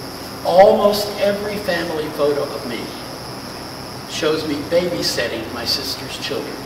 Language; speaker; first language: English; native; English